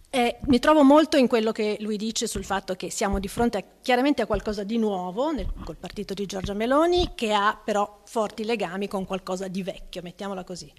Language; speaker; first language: Italian; native; Italian